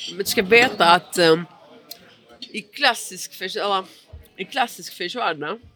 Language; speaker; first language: Swedish; early bilingual, other home language; Portuguese